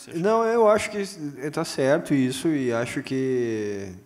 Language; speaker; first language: Portuguese; native; Portuguese